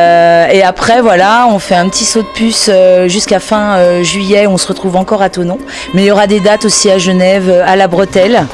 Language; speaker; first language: French; native; French